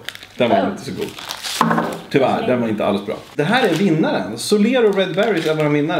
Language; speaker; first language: Swedish; native; Swedish